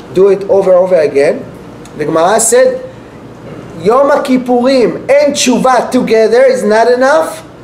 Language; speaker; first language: English; non-native, fluent; Hebrew